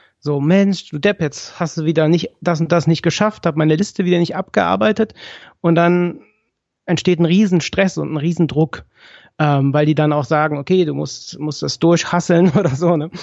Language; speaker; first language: German; native; German